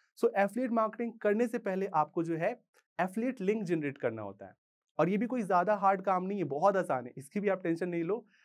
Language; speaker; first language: Hindi; native; Hindi